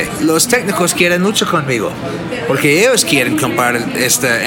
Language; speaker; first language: Spanish; non-native, learner; English